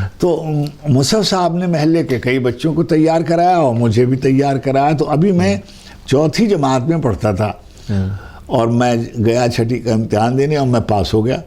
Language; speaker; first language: Urdu; native; Urdu